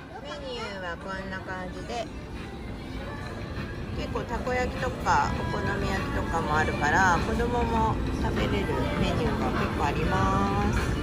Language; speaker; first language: Japanese; native; Japanese